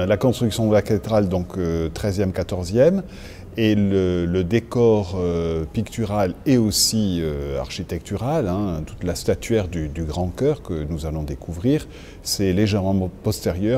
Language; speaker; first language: French; native; French